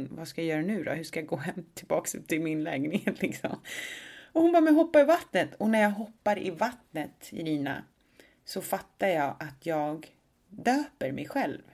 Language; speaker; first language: Swedish; native; Swedish